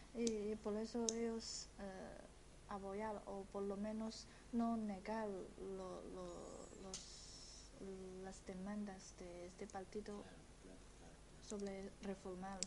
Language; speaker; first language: Spanish; non-native, fluent; Chinese